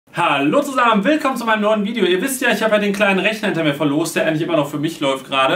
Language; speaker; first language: German; native; German